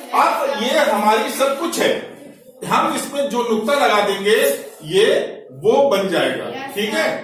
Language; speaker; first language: Hindi; native; Hindi